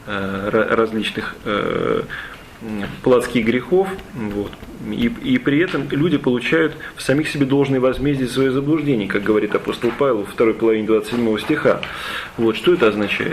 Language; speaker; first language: Russian; native; Russian